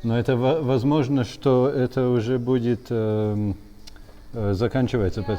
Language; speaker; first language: Russian; non-native, fluent; Latvian